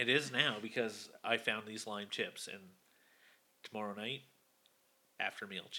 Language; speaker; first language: English; native; English